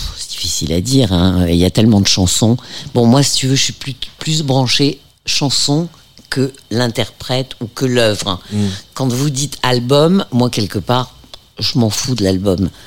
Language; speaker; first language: French; early bilingual, heritage; French